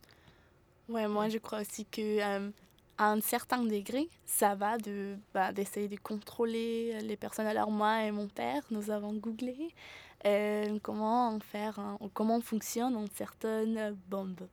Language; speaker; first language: French; non-native, fluent; German